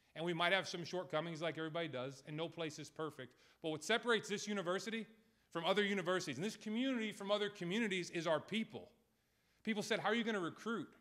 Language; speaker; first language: English; native; English